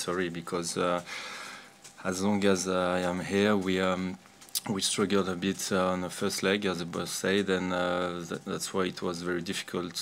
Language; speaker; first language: English; non-native, fluent; French